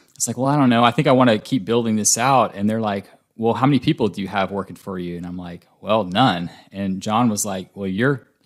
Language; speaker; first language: English; native; English